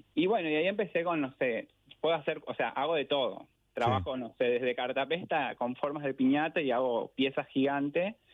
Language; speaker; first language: Spanish; native; Spanish